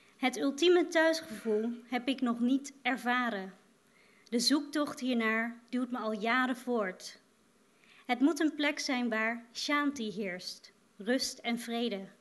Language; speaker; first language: Dutch; native; Dutch